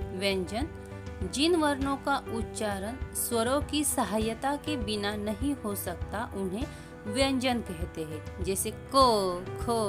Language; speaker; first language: Hindi; non-native, local second language; Marathi